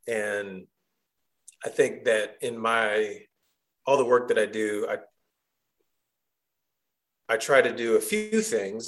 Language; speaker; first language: English; native; English